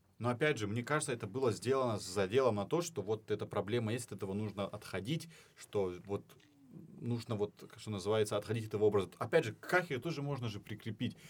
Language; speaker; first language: Russian; non-native, local second language; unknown